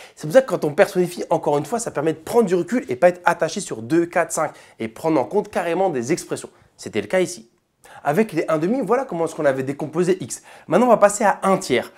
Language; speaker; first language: French; native; French